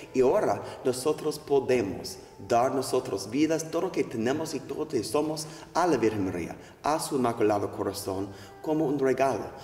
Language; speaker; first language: Spanish; non-native, learner; English